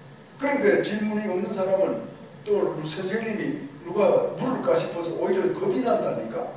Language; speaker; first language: Korean; native; Korean